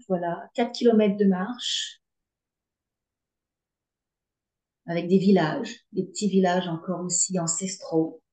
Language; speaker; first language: French; native; French